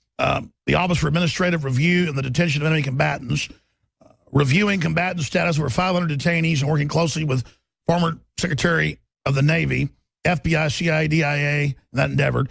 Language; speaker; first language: English; native; English